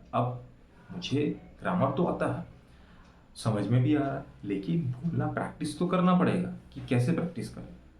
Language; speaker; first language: Hindi; non-native, local second language; Santali